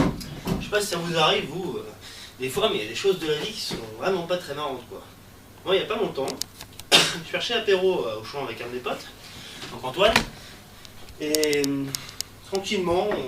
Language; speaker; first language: French; native; French